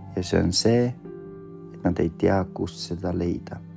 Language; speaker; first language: Estonian; early bilingual, other home language; Russian